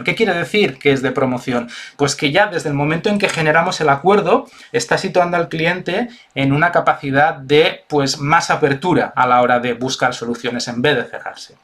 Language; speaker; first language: Spanish; native; Spanish